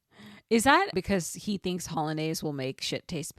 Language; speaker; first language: English; native; English